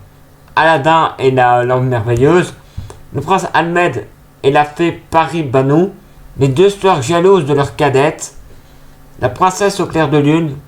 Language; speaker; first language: French; native; French